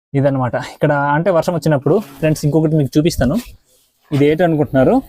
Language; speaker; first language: Telugu; native; Telugu